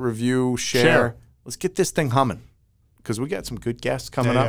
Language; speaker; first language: English; native; English